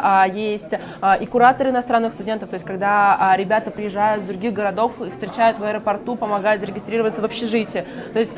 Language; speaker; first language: Russian; native; Russian